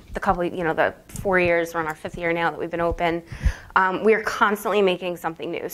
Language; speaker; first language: English; native; English